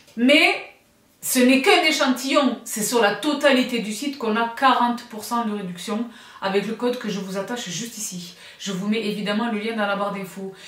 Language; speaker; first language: French; native; French